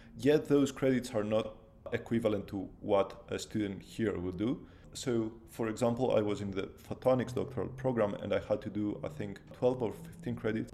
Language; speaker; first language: English; non-native, fluent; Greek